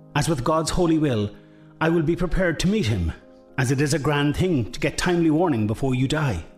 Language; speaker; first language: English; native; English